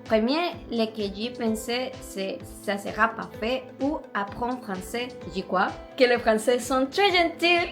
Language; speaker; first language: French; non-native, learner; Spanish